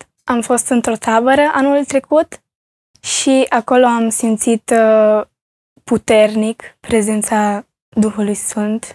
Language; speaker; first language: Romanian; early bilingual, heritage; Romanian